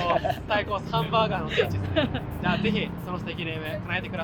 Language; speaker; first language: Japanese; native; Japanese